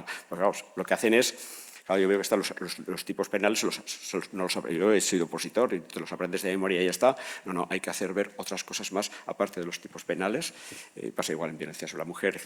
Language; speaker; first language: Spanish; native; Spanish